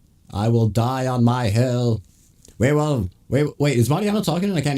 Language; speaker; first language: English; non-native, fluent; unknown